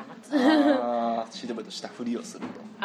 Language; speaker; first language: English; non-native, learner; Japanese